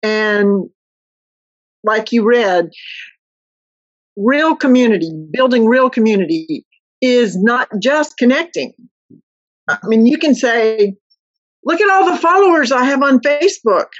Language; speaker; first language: English; native; English